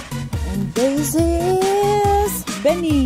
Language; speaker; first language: Dutch; non-native, learner; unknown